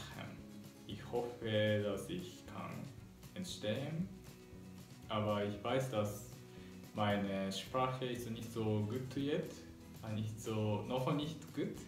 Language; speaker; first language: German; non-native, learner; Japanese